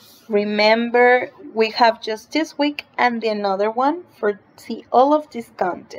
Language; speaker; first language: English; non-native, fluent; Spanish